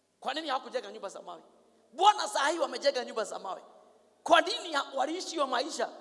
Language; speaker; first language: Swahili; non-native, local second language; Kikuyu